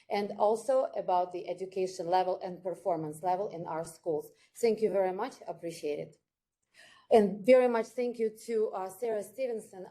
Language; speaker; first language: English; non-native, fluent; Ukrainian